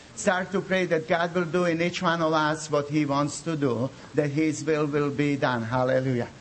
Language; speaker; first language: English; non-native, fluent; Bosnian